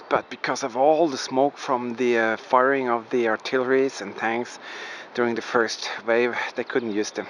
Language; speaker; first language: English; non-native, fluent; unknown